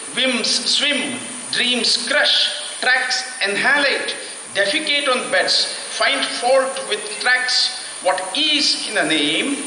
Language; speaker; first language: English; non-native, local second language; Kannada